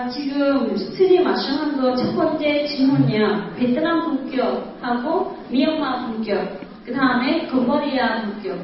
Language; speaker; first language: Korean; non-native, learner; Vietnamese